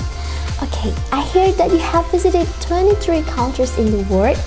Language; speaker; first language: English; non-native, learner; Indonesian